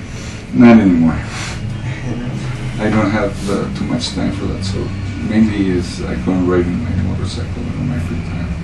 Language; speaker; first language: English; non-native, learner; Spanish